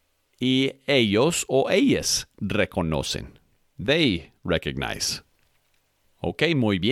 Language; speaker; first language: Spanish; non-native, fluent; English